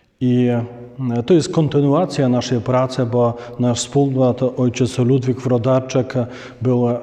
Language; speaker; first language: Polish; non-native, fluent; Ukrainian